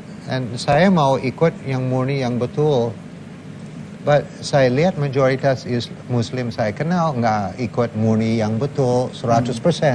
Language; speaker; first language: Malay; non-native, fluent; English